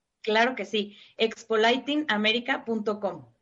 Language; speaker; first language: Spanish; native; Spanish